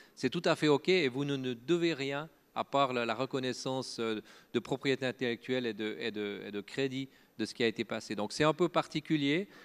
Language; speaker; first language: French; native; French